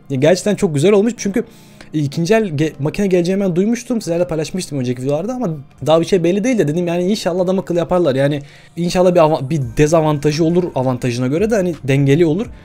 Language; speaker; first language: Turkish; early bilingual, heritage; Turkish